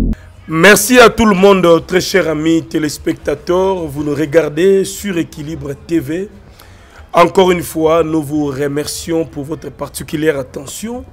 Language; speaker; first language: French; non-native, local second language; Lingala